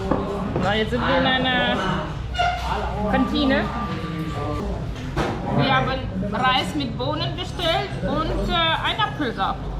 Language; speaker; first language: German; non-native, fluent; Russian